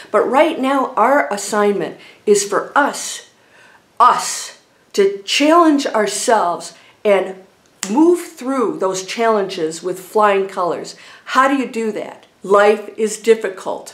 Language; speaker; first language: English; native; English